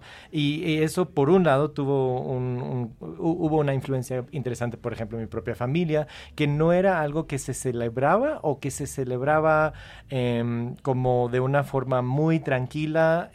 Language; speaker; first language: Spanish; early bilingual, heritage; Spanish